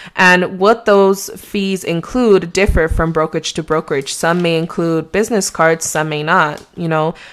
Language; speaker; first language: English; non-native, fluent; Spanish